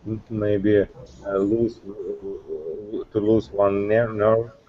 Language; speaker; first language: English; non-native, learner; Russian